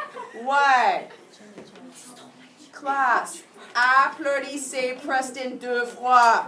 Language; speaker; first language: French; non-native, fluent; English